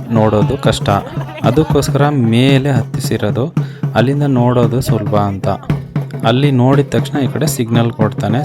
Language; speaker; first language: Kannada; non-native, local second language; Lambadi